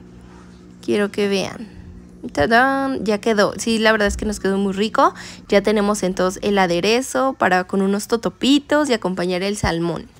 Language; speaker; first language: Spanish; native; Spanish